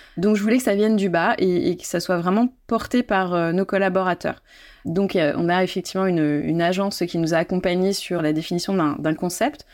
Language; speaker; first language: French; native; French